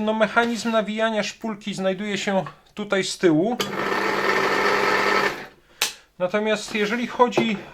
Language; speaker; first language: Polish; native; Polish